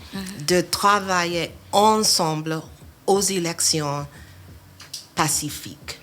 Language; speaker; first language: French; non-native, fluent; English